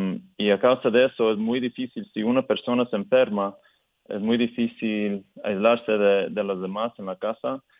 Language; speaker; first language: Spanish; early bilingual, heritage; Spanish